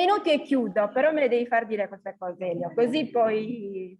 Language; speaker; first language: Italian; native; Italian